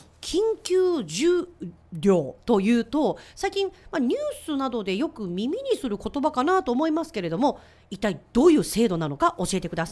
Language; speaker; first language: Japanese; native; Japanese